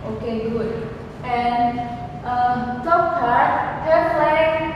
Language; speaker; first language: English; non-native, learner; Indonesian